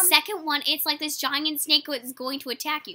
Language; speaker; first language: English; native; English